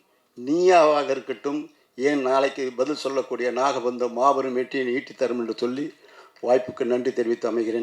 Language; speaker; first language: Tamil; native; Tamil